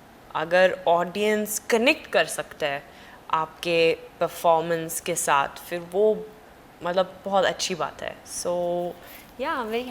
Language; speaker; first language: Hindi; non-native, fluent; Swedish